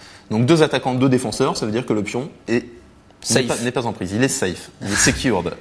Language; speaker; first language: French; native; French